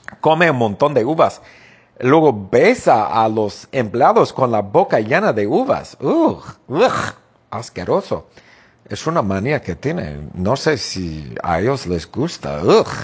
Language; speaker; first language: Spanish; non-native, fluent; English